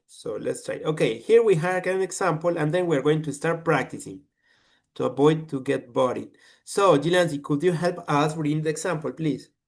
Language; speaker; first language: English; non-native, fluent; Spanish